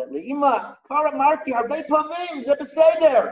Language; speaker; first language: Hebrew; non-native, fluent; English